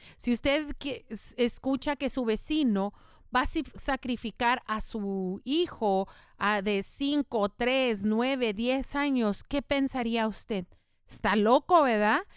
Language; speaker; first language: Spanish; native; Spanish